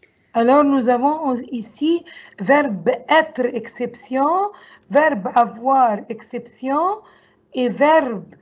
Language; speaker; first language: French; non-native, learner; Arabic